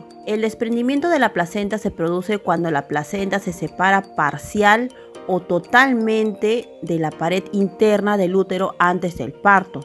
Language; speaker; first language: Spanish; native; Spanish